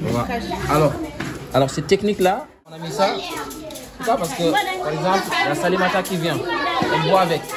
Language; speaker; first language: French; non-native, local second language; Arabic